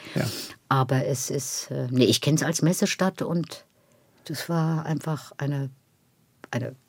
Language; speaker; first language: German; native; German